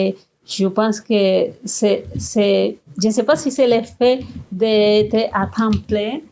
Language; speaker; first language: French; non-native, fluent; Spanish